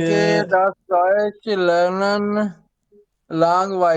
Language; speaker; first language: German; non-native, learner; Urdu